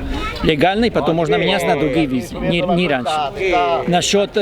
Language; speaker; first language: Russian; non-native, fluent; Spanish